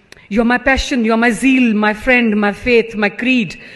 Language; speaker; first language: English; non-native, local second language; Punjabi